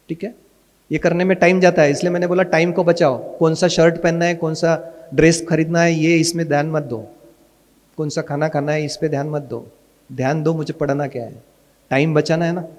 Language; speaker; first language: Hindi; non-native, local second language; Marathi